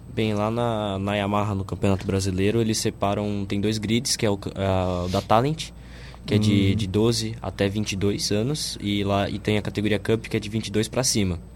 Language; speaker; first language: Portuguese; native; Portuguese